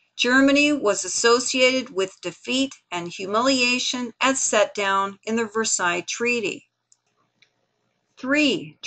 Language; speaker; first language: English; native; English